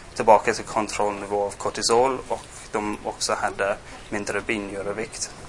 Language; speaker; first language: Swedish; non-native, fluent; English